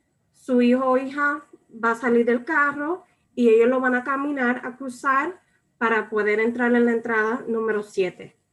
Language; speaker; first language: Spanish; early bilingual, other home language; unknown